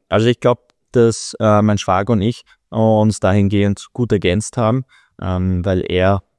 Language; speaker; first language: German; native; German